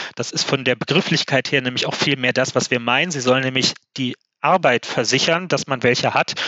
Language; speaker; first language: German; native; German